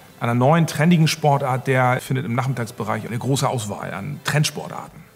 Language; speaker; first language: German; native; German